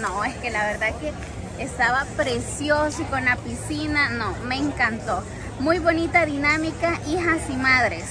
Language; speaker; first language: Spanish; native; Spanish